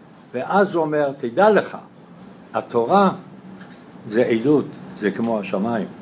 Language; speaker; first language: Hebrew; non-native, fluent; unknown